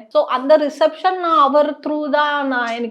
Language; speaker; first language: Tamil; non-native, learner; Malayalam